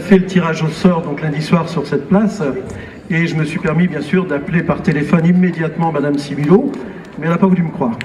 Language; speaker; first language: French; native; French